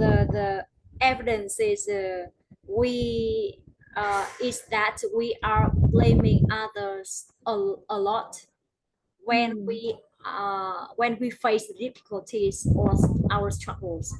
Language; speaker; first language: English; non-native, learner; Vietnamese